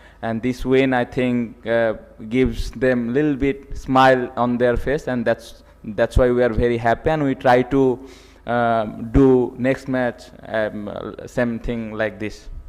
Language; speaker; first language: English; non-native, local second language; Bangla